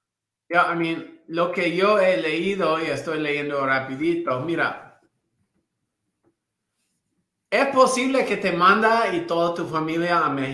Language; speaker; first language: Spanish; non-native, fluent; English